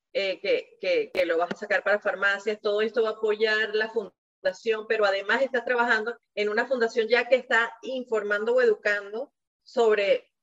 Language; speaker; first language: Spanish; non-native, local second language; Portuguese